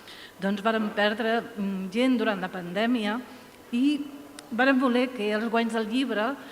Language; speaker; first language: Catalan; native; Catalan